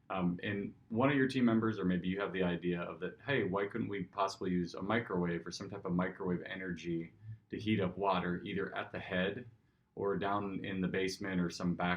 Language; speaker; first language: English; native; English